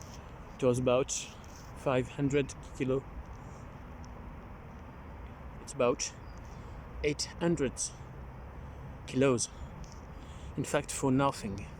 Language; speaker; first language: English; non-native, learner; French